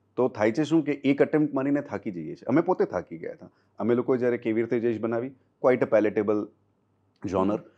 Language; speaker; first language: Gujarati; non-native, local second language; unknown